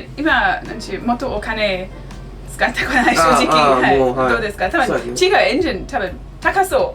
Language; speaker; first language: Japanese; non-native, learner; English